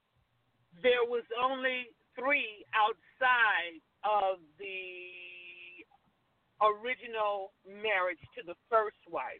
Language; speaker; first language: English; native; English